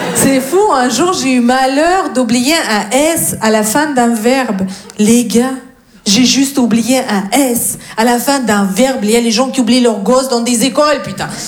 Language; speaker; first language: French; non-native, fluent; Russian